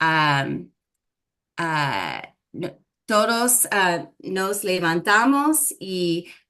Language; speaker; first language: Spanish; non-native, fluent; English